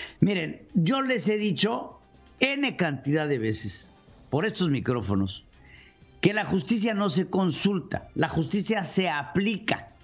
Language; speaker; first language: Spanish; native; Spanish